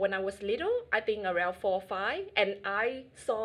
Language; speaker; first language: English; non-native, fluent; Vietnamese